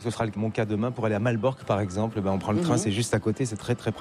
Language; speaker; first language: French; native; French